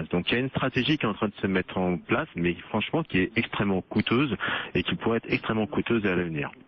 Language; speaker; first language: French; native; French